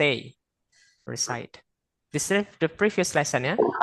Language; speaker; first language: English; non-native, fluent; Indonesian